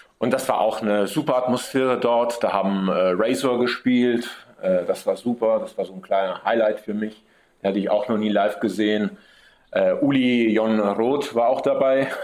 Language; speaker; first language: German; early bilingual, heritage; German